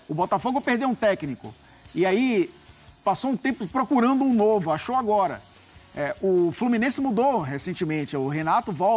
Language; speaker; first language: Portuguese; native; Portuguese